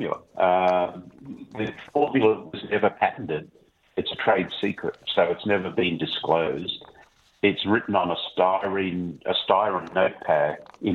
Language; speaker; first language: English; native; English